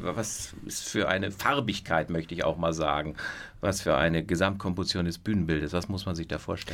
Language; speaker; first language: German; native; German